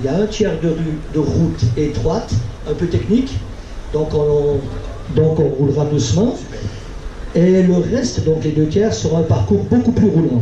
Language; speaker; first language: French; native; French